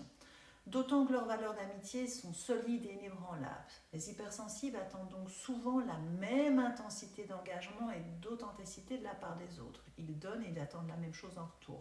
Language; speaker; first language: French; native; French